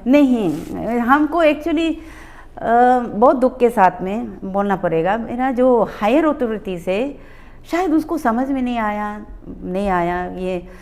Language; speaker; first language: Hindi; non-native, local second language; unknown